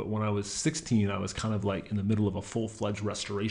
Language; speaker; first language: English; native; English